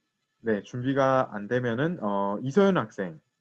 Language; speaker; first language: Korean; native; Korean